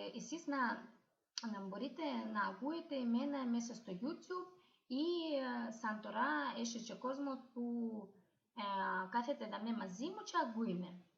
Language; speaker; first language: Greek; non-native, learner; Russian